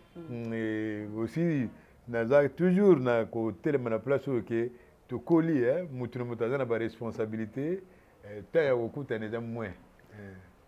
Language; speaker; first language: Lingala; native; Lingala